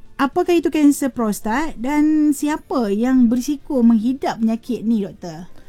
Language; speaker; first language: Malay; native; Malay